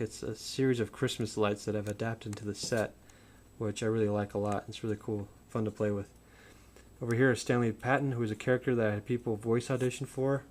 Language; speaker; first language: English; native; English